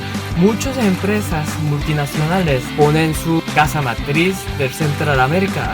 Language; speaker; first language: Spanish; non-native, learner; Korean